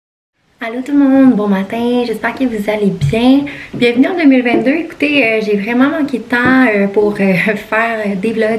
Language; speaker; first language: French; native; French